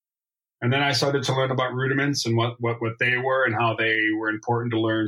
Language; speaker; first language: English; native; English